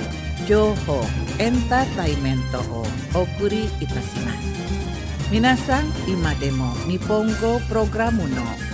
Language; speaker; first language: Japanese; non-native, fluent; Indonesian